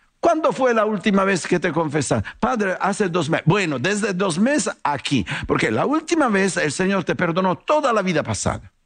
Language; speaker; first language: Spanish; non-native, fluent; Italian